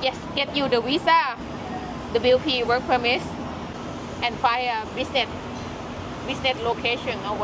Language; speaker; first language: English; non-native, learner; Thai